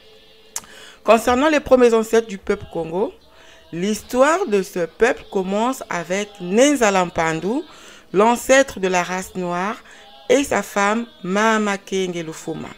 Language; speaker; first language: French; non-native, local second language; Kongo